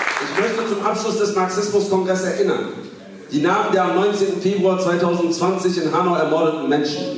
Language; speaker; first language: German; early bilingual, other home language; Kurdish